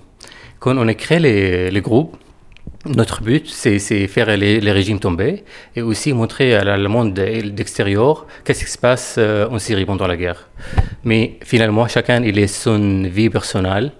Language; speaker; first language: French; non-native, fluent; Arabic